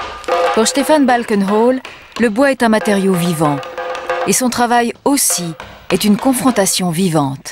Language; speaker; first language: French; native; French